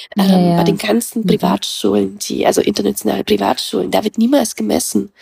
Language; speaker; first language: German; early bilingual, other home language; Russian